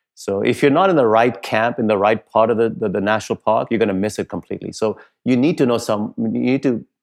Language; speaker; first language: English; non-native, local second language; Punjabi